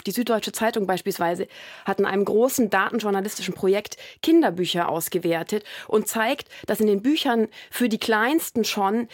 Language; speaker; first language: German; native; German